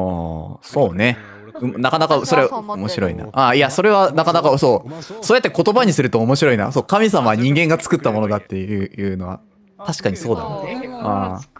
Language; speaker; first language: Japanese; native; Japanese